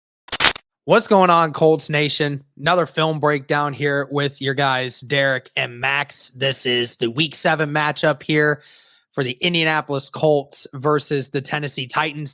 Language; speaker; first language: English; native; English